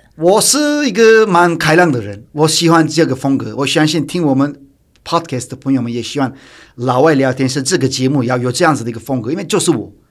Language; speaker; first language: Chinese; non-native, fluent; Turkish